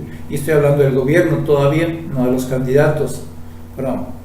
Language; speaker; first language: Spanish; native; Spanish